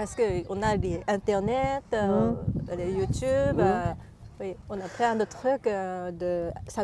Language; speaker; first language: French; non-native, learner; Japanese